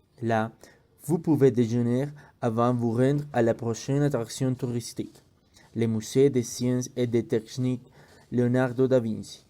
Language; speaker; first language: French; non-native, learner; Spanish